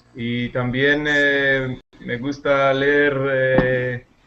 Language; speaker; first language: Spanish; non-native, learner; Hebrew